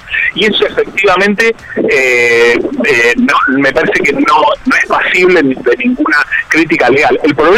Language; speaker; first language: Spanish; native; Spanish